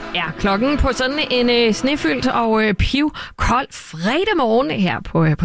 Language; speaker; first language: Danish; native; Danish